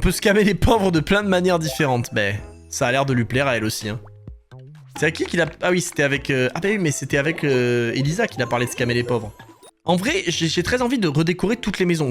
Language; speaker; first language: French; native; French